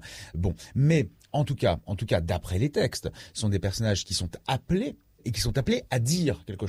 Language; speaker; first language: French; native; French